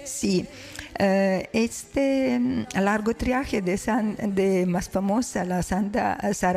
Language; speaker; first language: Spanish; non-native, learner; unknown